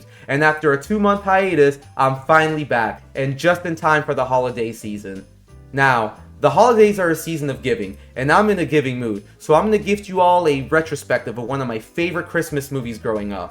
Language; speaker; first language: English; native; English